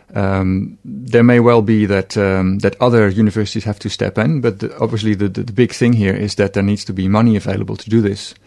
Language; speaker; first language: English; non-native, fluent; Dutch